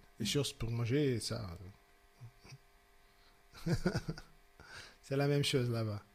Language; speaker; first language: French; non-native, fluent; Portuguese